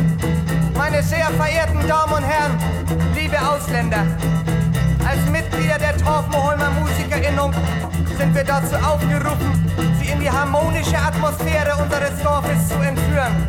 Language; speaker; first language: German; native; German